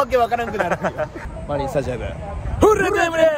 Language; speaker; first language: Japanese; native; Japanese